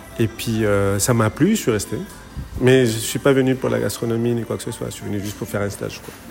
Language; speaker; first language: French; non-native, fluent; Spanish